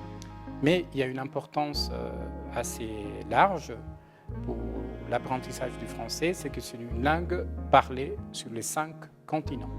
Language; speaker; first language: French; non-native, fluent; Spanish